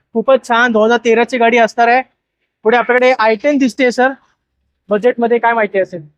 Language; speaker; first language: Marathi; native; Marathi